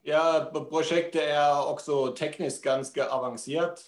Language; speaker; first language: Norwegian; non-native, fluent; German